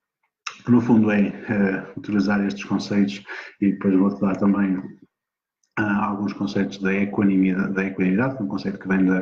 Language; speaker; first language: Portuguese; native; Portuguese